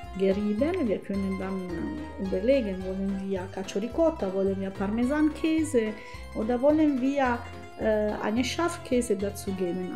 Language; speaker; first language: German; non-native, fluent; Italian